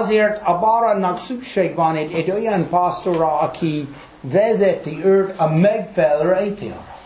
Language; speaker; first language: Hungarian; early bilingual, heritage; English